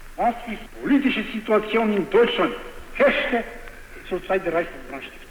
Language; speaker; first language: German; non-native, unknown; Bulgarian